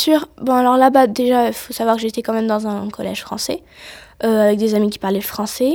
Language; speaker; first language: French; native; French